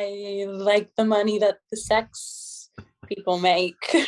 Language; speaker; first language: English; native; English